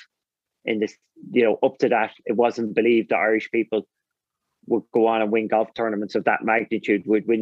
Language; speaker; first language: English; native; English